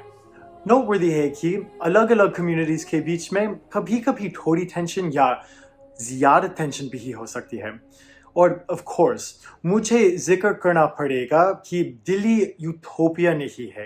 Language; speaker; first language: Hindi; non-native, fluent; English